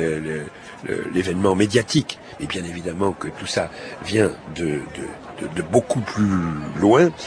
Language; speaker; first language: French; native; French